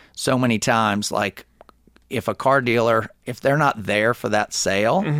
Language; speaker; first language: English; native; English